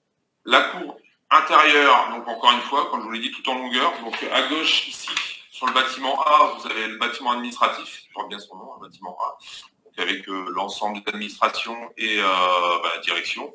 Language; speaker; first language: French; native; French